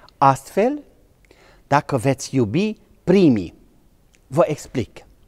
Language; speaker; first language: Romanian; non-native, local second language; Hungarian